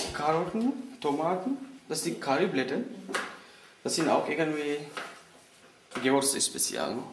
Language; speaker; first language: German; non-native, learner; Sinhala